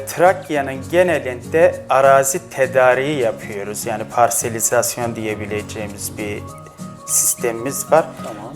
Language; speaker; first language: Turkish; native; Turkish